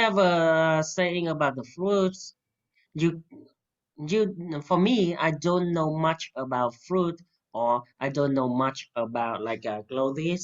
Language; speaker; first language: English; non-native, fluent; Vietnamese